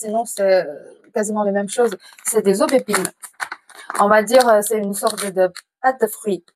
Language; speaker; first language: French; non-native, fluent; Chinese